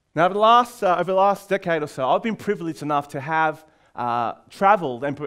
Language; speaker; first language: English; native; English